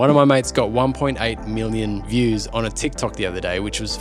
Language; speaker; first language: English; native; English